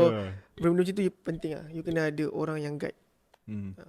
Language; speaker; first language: Malay; native; Malay